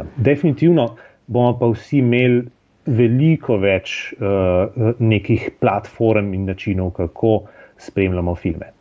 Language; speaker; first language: Slovenian; native; Slovenian